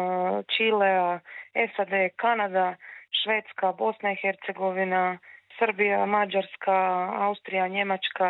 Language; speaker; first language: Serbian; native; Serbian